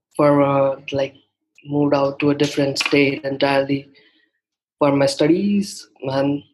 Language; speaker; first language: English; non-native, local second language; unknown